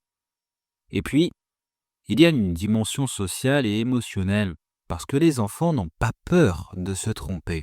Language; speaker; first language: French; native; French